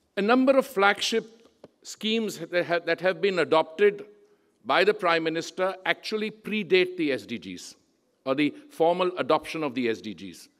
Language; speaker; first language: English; non-native, local second language; Punjabi